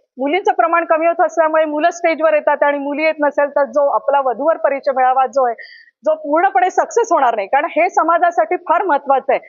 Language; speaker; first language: Marathi; non-native, local second language; Telugu